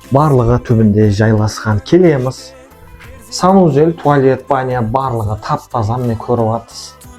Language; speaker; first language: Uzbek; non-native, local second language; Kara-Kalpak